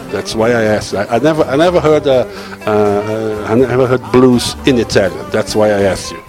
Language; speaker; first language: English; non-native, learner; Portuguese